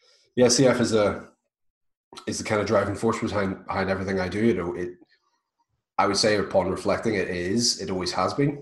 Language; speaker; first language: English; native; English